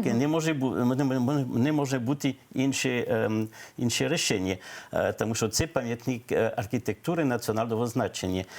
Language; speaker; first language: Ukrainian; non-native, learner; French